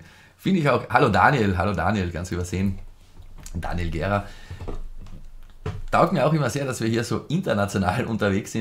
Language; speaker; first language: German; native; German